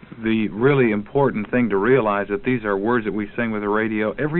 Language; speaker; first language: English; native; English